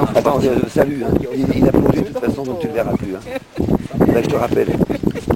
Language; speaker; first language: French; native; French